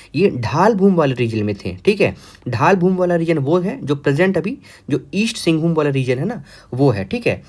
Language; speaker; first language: Hindi; native; Hindi